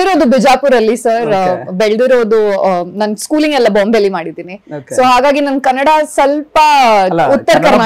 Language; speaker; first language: Kannada; early bilingual, other home language; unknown